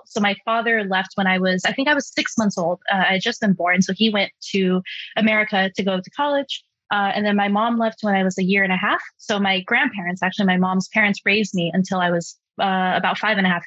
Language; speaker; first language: English; early bilingual, other home language; Chinese